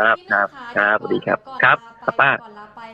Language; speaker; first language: Thai; native; Thai